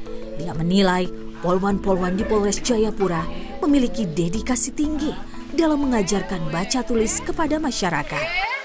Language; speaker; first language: Indonesian; native; Indonesian